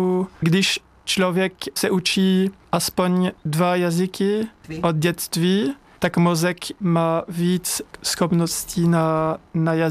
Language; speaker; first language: Czech; non-native, learner; French